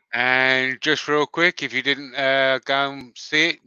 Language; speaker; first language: English; native; English